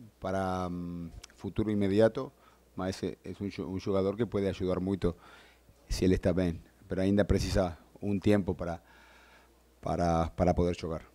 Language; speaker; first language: Portuguese; non-native, learner; Spanish